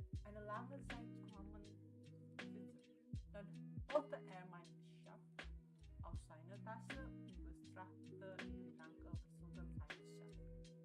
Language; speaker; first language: German; non-native, learner; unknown